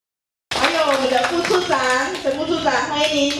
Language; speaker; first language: Chinese; native; Chinese